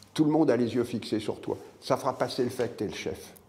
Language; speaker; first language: French; native; French